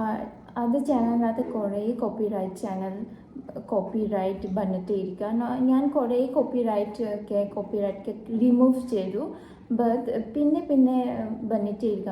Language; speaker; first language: Malayalam; non-native, learner; Bodo